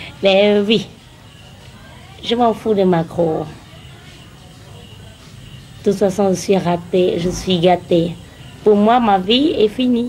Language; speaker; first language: French; non-native, learner; Khmer